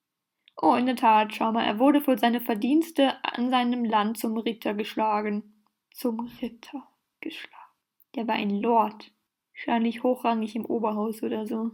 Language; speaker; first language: German; native; German